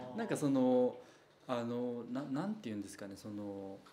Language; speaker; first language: Japanese; native; Japanese